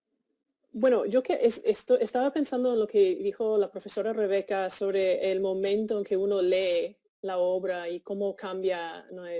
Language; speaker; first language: Spanish; non-native, fluent; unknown